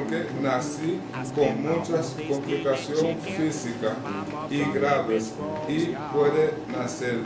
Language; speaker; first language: Spanish; non-native, local second language; Haitian Creole